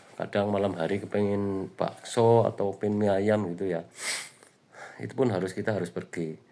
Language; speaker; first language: Indonesian; native; Indonesian